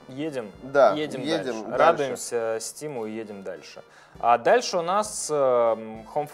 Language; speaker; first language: Russian; native; Russian